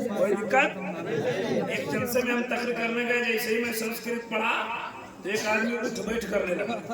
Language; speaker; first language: Hindi; non-native, local second language; Maithili